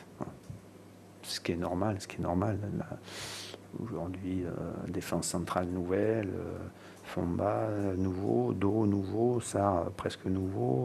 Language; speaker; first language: French; native; French